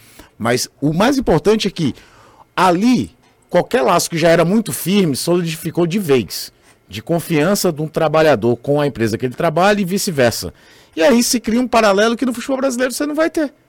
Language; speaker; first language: Portuguese; native; Portuguese